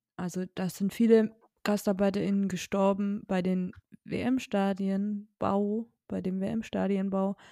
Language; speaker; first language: German; native; German